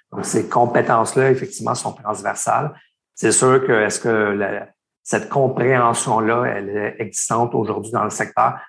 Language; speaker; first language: French; native; French